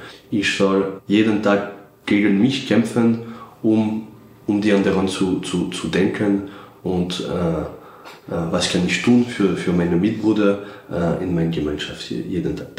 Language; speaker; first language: German; non-native, fluent; French